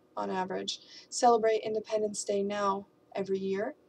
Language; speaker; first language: English; native; English